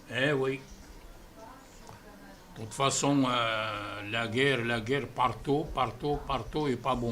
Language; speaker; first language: French; non-native, fluent; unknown